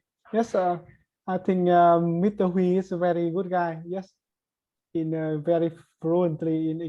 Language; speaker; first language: English; non-native, learner; Vietnamese